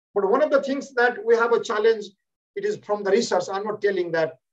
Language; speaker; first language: English; non-native, local second language; Nepali